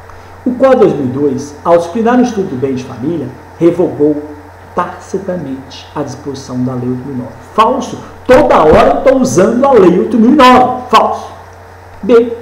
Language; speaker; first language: Portuguese; native; Portuguese